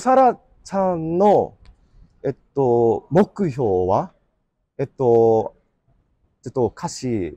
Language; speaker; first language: Japanese; non-native, learner; English